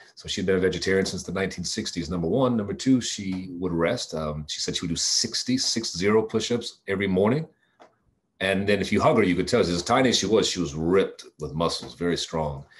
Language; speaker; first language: English; native; English